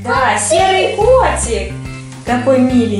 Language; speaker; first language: Russian; native; Russian